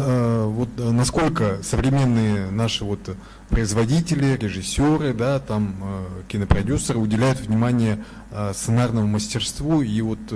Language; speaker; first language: Russian; native; Russian